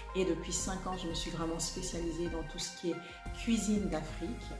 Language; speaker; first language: French; non-native, local second language; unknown